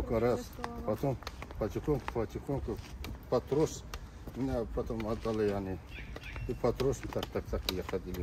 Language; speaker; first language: Russian; non-native, local second language; Kazakh